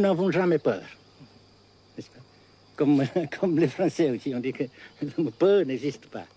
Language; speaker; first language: French; non-native, local second language; Vietnamese